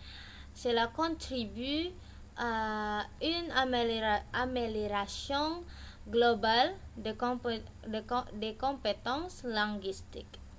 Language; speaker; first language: French; non-native, learner; Indonesian